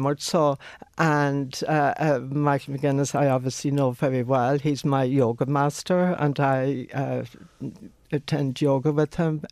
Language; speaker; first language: English; non-native, local second language; Irish